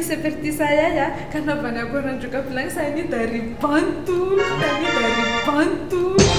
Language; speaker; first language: Indonesian; non-native, learner; Malagasy